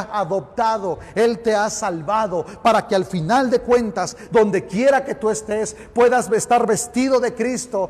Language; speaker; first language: Spanish; native; Spanish